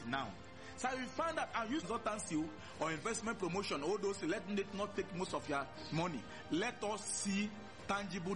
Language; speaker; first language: English; non-native, local second language; Igbo